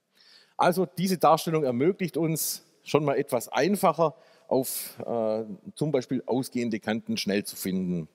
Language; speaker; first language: German; native; German